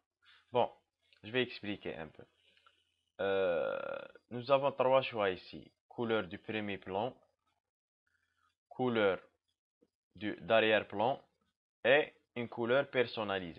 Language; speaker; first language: French; non-native, local second language; Arabic